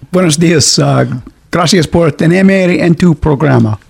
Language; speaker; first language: Spanish; non-native, learner; English